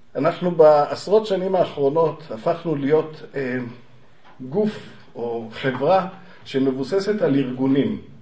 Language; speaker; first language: Hebrew; native; Hebrew